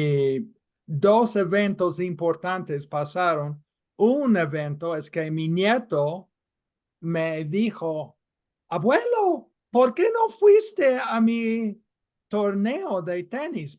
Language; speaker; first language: Spanish; non-native, fluent; English